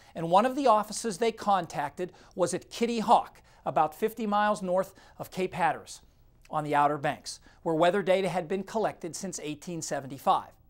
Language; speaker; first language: English; native; English